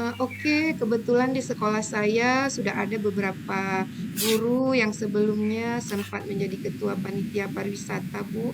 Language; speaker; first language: Indonesian; native; Indonesian